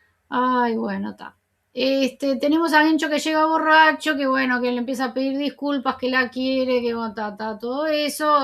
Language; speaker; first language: Spanish; native; Spanish